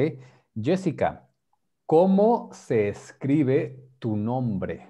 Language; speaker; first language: Spanish; non-native, fluent; English